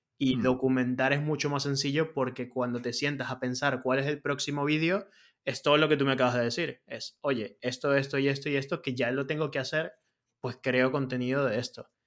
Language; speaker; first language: Spanish; native; Spanish